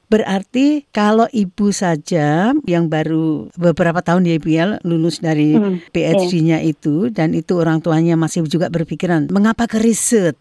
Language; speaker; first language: Indonesian; native; Indonesian